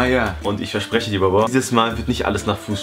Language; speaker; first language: German; native; German